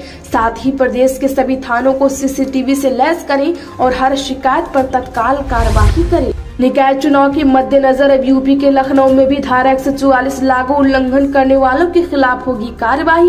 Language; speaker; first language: Hindi; native; Hindi